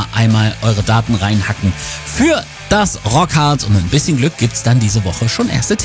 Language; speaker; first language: German; native; German